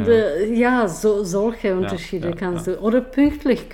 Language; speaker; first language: German; non-native, fluent; Czech